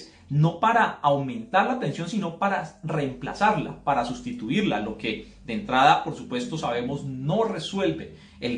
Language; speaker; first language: Spanish; native; Spanish